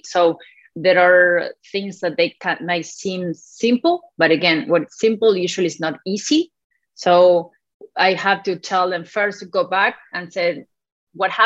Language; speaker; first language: English; non-native, fluent; Spanish